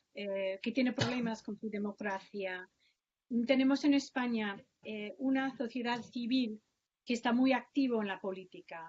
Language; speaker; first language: Spanish; non-native, fluent; English